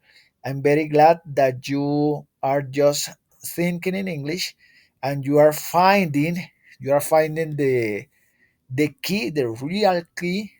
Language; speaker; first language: English; non-native, learner; Spanish